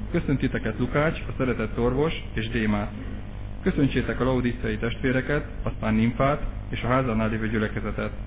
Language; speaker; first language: Hungarian; native; Hungarian